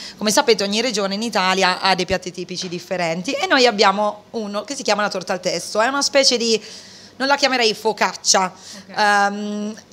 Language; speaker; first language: Italian; native; Italian